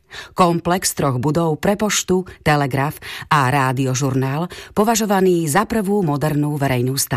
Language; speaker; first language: Slovak; native; Slovak